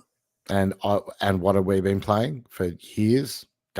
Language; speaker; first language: English; native; English